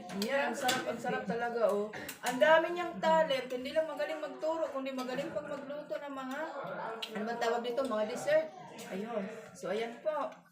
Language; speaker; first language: Filipino; non-native, local second language; Waray